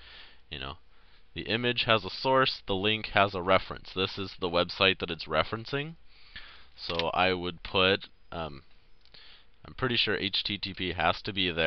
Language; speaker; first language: English; native; English